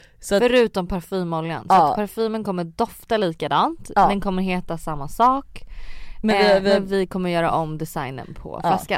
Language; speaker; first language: Swedish; native; Swedish